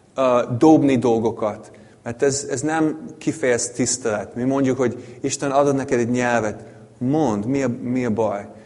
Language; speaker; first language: Hungarian; non-native, fluent; English